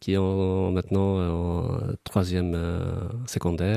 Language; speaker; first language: French; non-native, fluent; Albanian